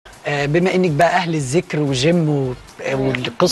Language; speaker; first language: Arabic; native; Arabic